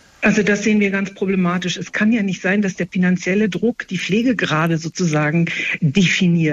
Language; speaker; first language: German; native; German